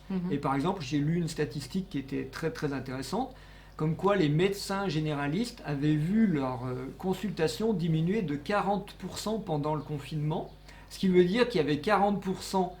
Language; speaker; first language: French; native; French